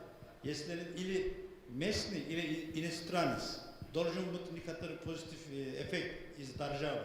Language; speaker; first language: Russian; non-native, learner; Turkish